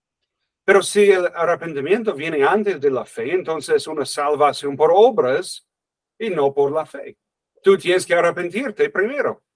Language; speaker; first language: Spanish; non-native, fluent; English